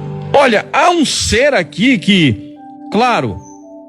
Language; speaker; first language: Portuguese; native; Portuguese